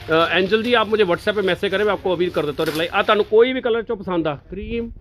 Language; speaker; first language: Hindi; non-native, local second language; Punjabi